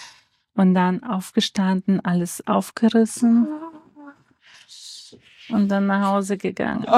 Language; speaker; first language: German; early bilingual, other home language; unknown